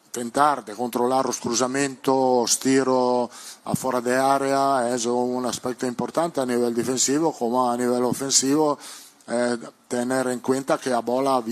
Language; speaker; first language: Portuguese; non-native, learner; Italian